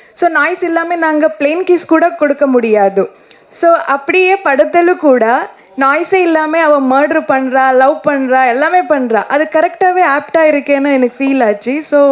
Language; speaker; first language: Tamil; non-native, learner; Kannada